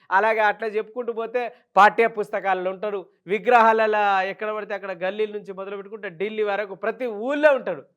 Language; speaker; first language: Telugu; non-native, local second language; Lambadi